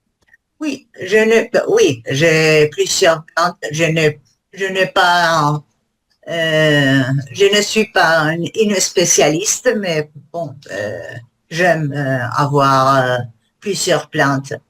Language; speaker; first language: French; non-native, learner; Spanish